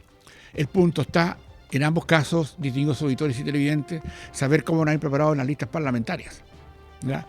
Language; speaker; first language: Spanish; native; Spanish